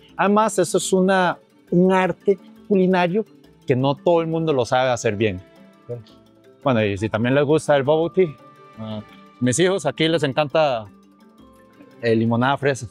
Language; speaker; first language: Spanish; early bilingual, other home language; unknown